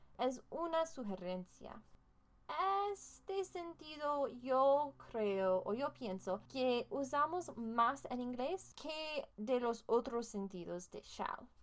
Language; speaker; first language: Spanish; non-native, learner; English